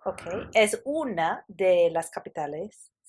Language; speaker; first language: Spanish; non-native, fluent; English